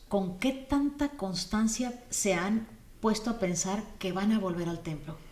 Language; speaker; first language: Spanish; native; Spanish